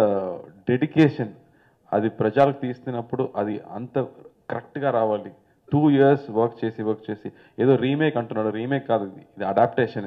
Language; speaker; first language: Telugu; non-native, learner; Tamil